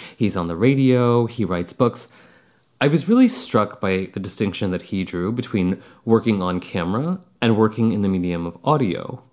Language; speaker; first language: English; early bilingual, other home language; Bangla